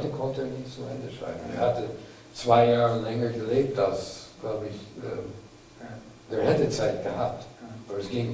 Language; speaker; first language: German; non-native, fluent; English